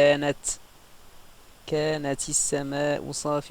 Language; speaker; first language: Arabic; non-native, fluent; French